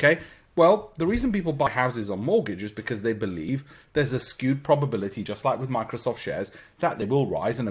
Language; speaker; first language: English; native; English